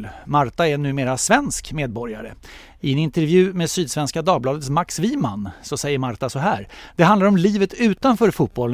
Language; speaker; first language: Swedish; native; Swedish